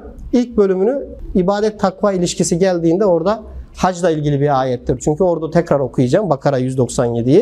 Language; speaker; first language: Turkish; native; Turkish